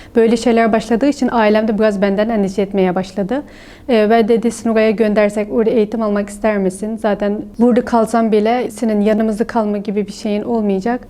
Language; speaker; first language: Turkish; non-native, fluent; Uyghur